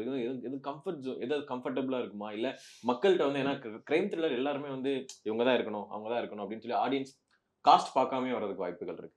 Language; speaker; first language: Tamil; native; Tamil